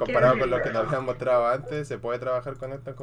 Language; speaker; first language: Spanish; native; Spanish